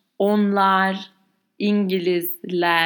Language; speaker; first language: Turkish; non-native, learner; English